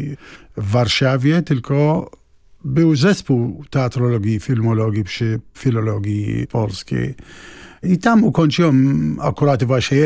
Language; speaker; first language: Polish; non-native, fluent; Arabic